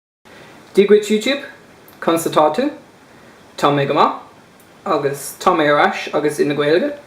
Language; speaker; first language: Irish; non-native, learner; English